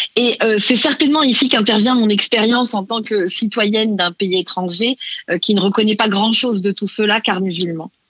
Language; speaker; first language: French; non-native, local second language; Arabic